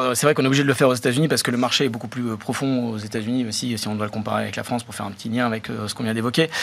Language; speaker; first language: French; native; French